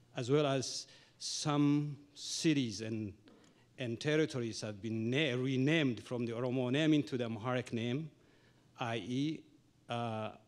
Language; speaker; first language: English; non-native, fluent; Oromo